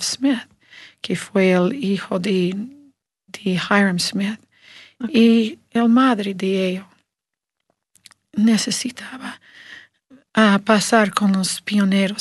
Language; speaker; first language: Spanish; non-native, learner; English